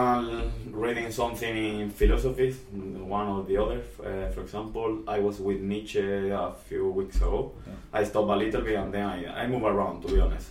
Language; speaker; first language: English; non-native, fluent; Spanish